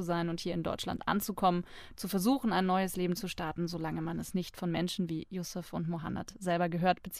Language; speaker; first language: German; native; German